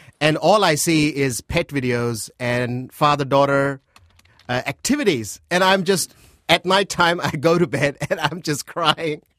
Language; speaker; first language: English; non-native, local second language; Urdu